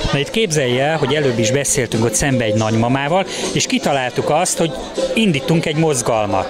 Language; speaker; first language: Hungarian; native; Hungarian